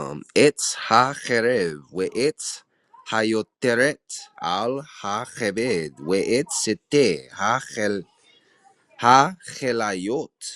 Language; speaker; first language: Hebrew; non-native, learner; English